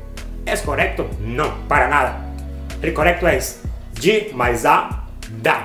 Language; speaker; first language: Spanish; non-native, fluent; Portuguese